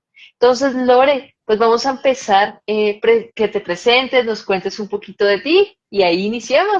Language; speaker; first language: Spanish; native; Spanish